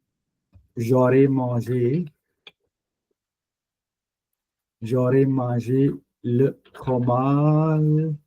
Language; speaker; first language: French; non-native, fluent; Punjabi